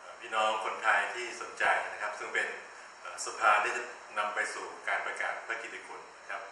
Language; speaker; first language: Thai; native; Thai